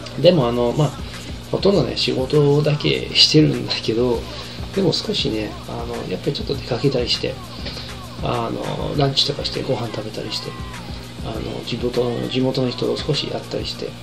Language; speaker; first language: Japanese; non-native, fluent; English